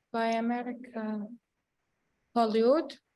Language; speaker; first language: English; non-native, learner; Arabic